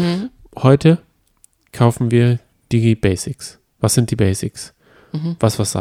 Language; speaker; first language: German; native; German